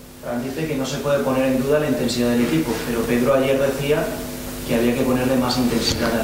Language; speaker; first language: Spanish; native; Spanish